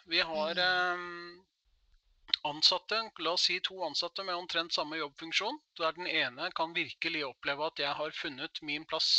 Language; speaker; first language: Norwegian; native; Norwegian